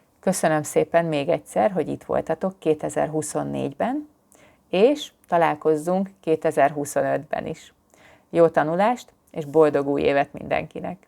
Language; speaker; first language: Hungarian; native; Hungarian